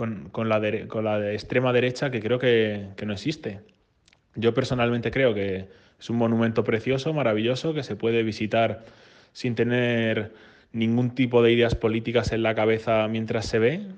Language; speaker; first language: Spanish; native; Spanish